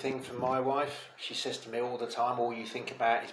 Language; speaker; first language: English; native; English